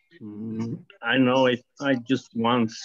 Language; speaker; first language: English; non-native, learner; Spanish